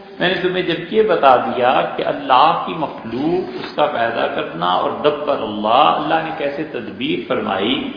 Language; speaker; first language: Urdu; native; Urdu